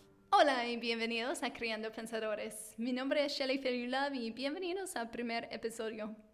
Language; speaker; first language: Spanish; non-native, fluent; English